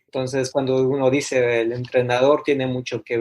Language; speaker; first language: Spanish; native; Spanish